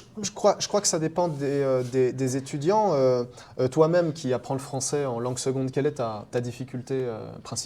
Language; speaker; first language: French; native; French